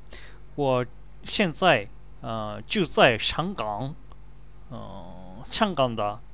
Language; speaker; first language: Chinese; non-native, learner; Japanese